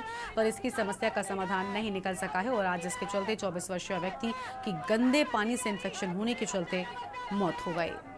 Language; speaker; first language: Hindi; native; Hindi